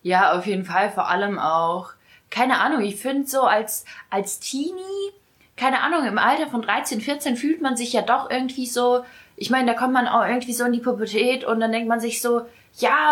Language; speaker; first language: German; early bilingual, other home language; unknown